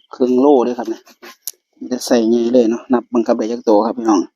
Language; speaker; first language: Thai; native; Thai